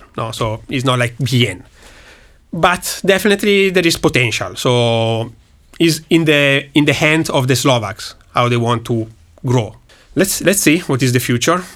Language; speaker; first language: English; non-native, learner; Italian